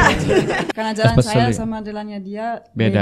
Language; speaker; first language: Indonesian; non-native, fluent; German